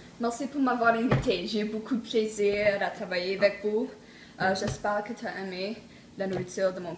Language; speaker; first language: French; non-native, fluent; English